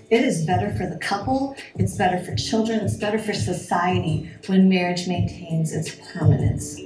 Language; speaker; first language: English; native; English